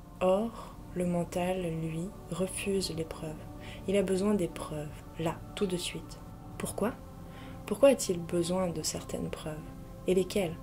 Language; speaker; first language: French; native; French